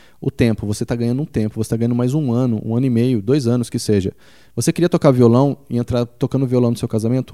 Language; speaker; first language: Portuguese; native; Portuguese